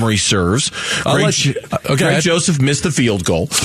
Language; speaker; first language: English; native; English